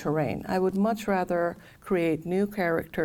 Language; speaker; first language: English; non-native, local second language; Gujarati